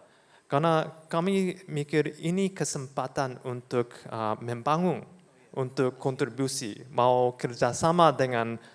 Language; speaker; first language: Indonesian; non-native, fluent; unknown